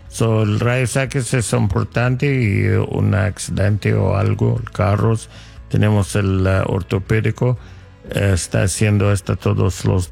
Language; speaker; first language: Spanish; non-native, fluent; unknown